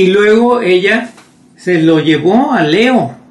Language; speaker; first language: Spanish; native; Spanish